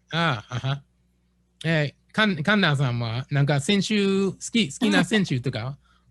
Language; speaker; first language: Japanese; non-native, learner; English